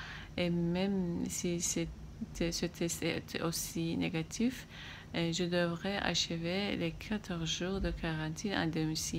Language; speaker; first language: French; non-native, fluent; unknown